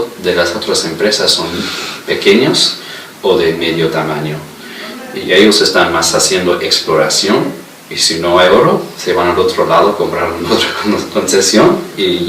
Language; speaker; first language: Spanish; non-native, fluent; English